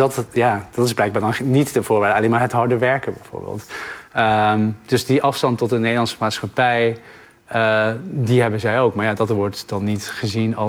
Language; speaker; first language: Dutch; native; Dutch